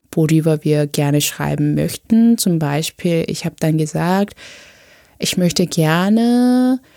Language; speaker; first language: German; non-native, fluent; Korean